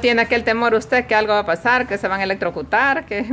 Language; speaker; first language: Spanish; native; Spanish